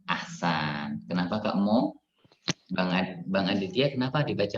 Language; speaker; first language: Indonesian; native; Indonesian